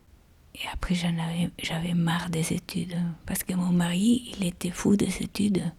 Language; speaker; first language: French; non-native, fluent; Spanish